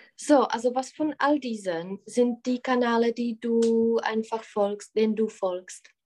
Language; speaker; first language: German; non-native, fluent; Czech